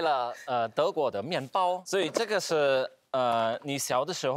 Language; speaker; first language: Chinese; non-native, learner; German